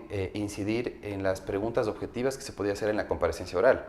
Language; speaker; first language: Spanish; native; Spanish